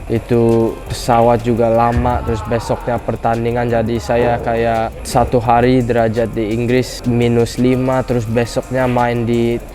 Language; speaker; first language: Indonesian; early bilingual, heritage; English